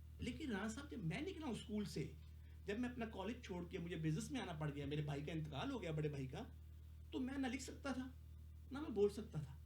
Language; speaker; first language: Urdu; native; Urdu